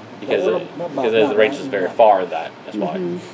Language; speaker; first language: English; non-native, learner; Lao